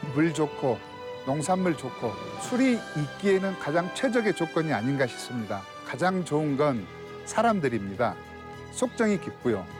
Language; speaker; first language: Korean; native; Korean